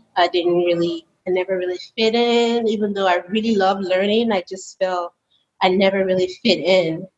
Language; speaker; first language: English; early bilingual, other home language; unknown